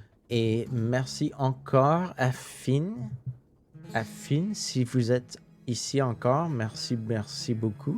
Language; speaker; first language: French; non-native, local second language; English